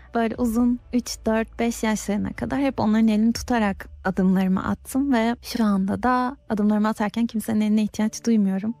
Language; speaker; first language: Turkish; native; Turkish